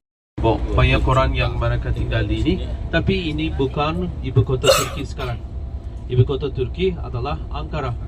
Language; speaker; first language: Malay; non-native, learner; Turkish